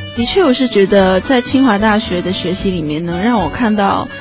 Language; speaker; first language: Chinese; non-native, local second language; Cantonese